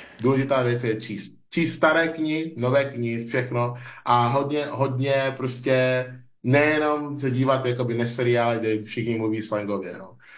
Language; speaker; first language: Czech; non-native, fluent; English